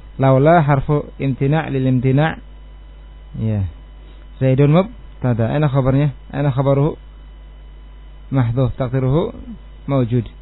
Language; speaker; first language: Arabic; non-native, fluent; Indonesian